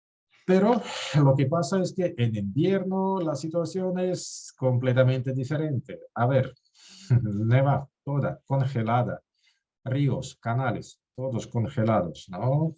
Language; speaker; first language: Spanish; non-native, fluent; Russian